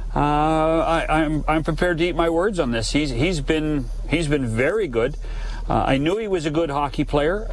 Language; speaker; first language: English; native; English